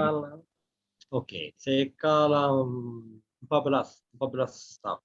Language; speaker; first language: Indonesian; non-native, learner; Japanese